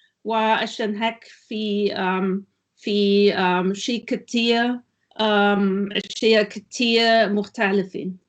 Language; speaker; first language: Arabic; non-native, learner; German